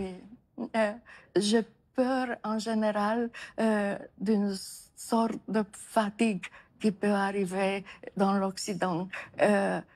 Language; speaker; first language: French; non-native, fluent; Romanian